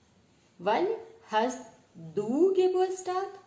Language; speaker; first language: German; non-native, learner; Hindi